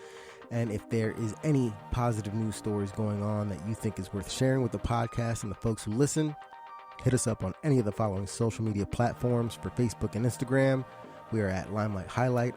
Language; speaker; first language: English; native; English